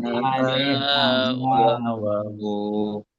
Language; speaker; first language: Arabic; non-native, learner; Indonesian